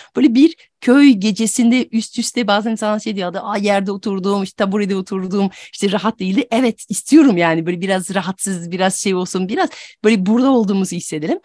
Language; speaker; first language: Turkish; non-native, fluent; French